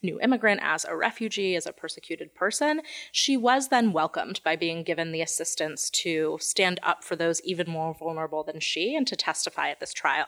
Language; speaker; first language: English; native; English